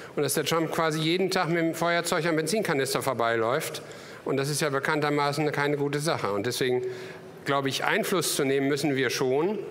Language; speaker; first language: German; native; German